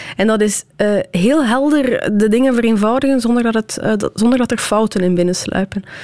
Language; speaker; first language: Dutch; native; Dutch